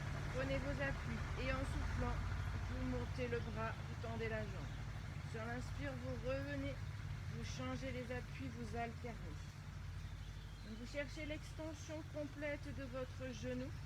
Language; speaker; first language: French; native; French